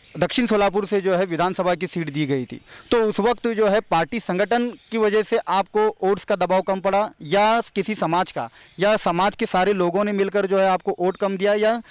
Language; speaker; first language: Hindi; non-native, local second language; Marathi